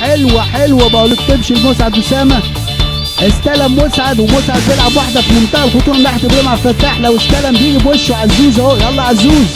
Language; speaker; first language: Arabic; native; Arabic